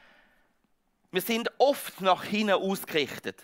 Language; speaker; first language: German; native; German